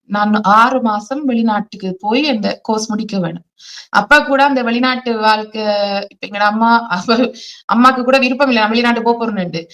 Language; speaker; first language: Tamil; early bilingual, heritage; Tamil